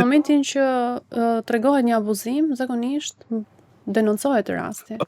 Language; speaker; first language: Albanian; native; Albanian